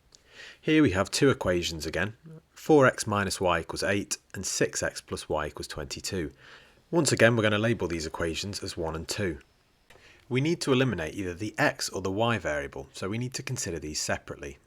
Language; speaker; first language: English; native; English